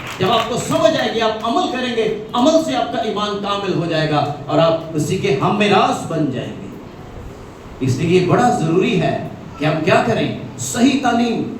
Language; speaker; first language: Urdu; non-native, local second language; Punjabi